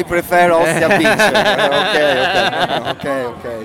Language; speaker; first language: English; non-native, fluent; Italian